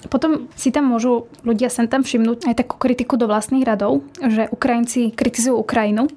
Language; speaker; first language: Slovak; native; Slovak